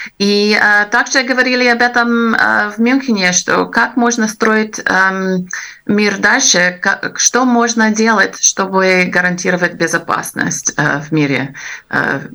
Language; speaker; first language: Russian; non-native, fluent; English